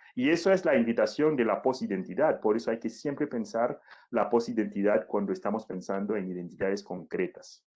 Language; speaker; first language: Spanish; non-native, fluent; Haitian Creole